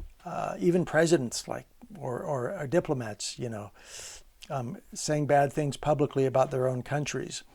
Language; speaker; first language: English; native; English